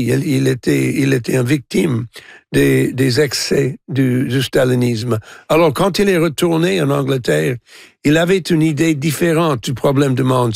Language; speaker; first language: French; non-native, local second language; English